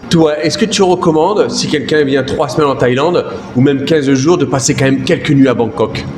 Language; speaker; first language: French; native; French